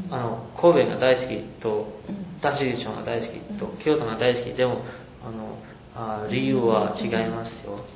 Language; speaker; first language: Japanese; non-native, learner; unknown